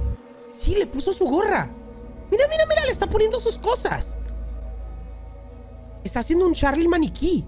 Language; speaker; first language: Spanish; native; Spanish